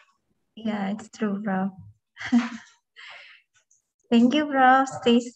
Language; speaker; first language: English; non-native, fluent; Indonesian